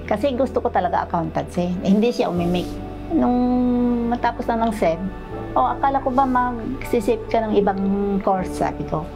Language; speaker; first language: Filipino; non-native, local second language; Iloko